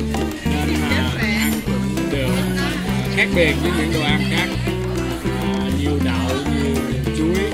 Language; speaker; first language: Vietnamese; early bilingual, heritage; Vietnamese